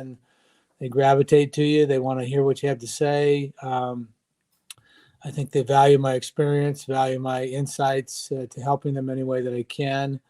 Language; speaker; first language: English; native; English